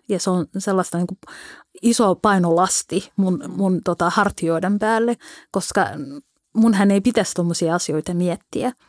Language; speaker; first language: Finnish; early bilingual, other home language; Somali